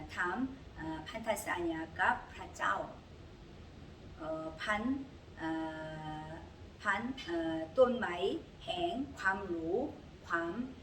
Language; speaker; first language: Thai; non-native, learner; Korean